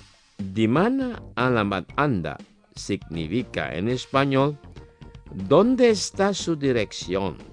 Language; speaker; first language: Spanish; non-native, fluent; Indonesian